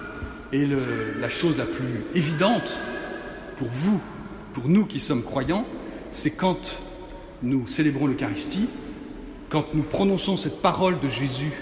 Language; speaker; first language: French; native; French